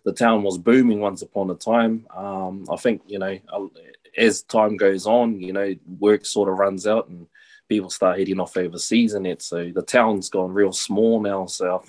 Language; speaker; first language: English; native; English